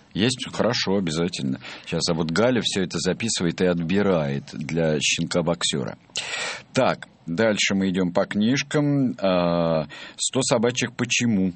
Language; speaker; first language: Russian; native; Russian